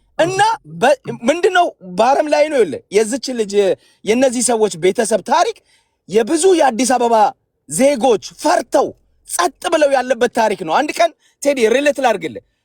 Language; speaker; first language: Amharic; native; Amharic